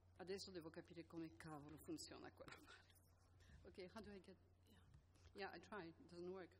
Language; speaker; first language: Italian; non-native, fluent; French